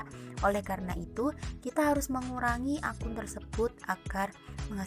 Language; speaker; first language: Indonesian; native; Indonesian